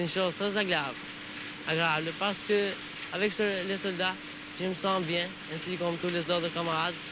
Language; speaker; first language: French; non-native, learner; Albanian